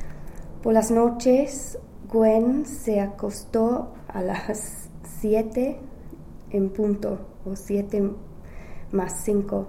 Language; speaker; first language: Spanish; non-native, learner; English